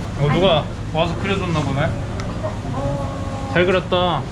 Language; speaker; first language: Korean; native; Korean